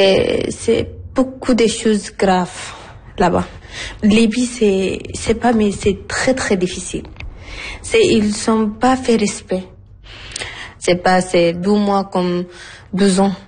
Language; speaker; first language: French; non-native, learner; Arabic